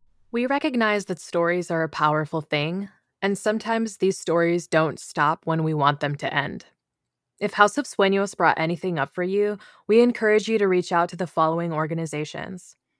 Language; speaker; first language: English; native; English